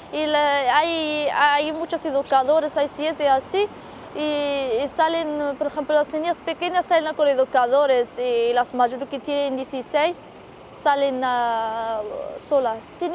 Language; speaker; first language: Spanish; non-native, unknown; Arabic